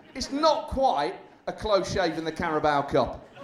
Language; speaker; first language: English; native; English